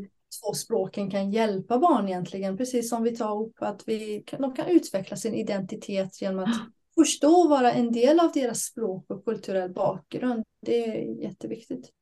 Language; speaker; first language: Swedish; non-native, fluent; Persian